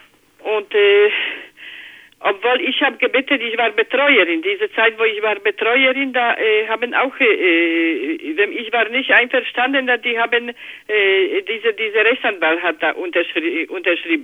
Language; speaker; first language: German; non-native, learner; Polish